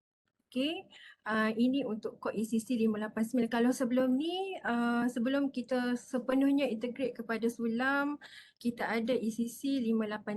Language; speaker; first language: Malay; native; Malay